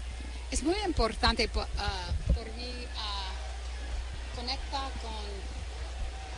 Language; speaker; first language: Spanish; non-native, learner; English